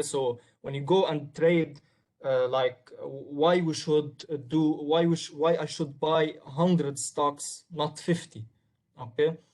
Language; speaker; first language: English; non-native, local second language; Arabic